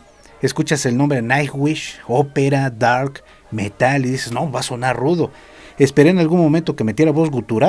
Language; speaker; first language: Spanish; native; Spanish